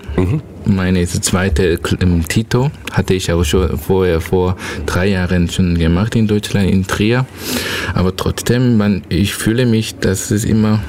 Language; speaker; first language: German; non-native, learner; Korean